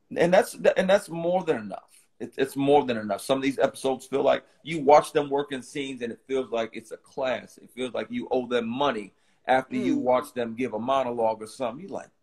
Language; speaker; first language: English; native; English